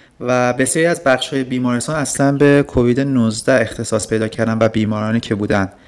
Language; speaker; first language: Persian; native; Persian